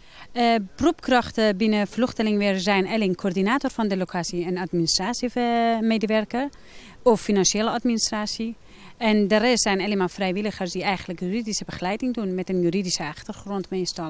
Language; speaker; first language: Dutch; non-native, fluent; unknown